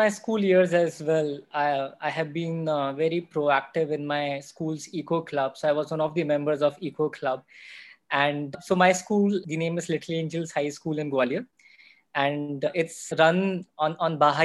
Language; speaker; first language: English; non-native, local second language; Hindi